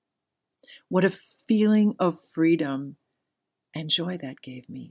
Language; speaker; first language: English; native; English